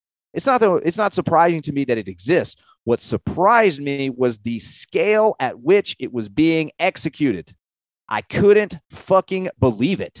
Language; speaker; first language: English; native; English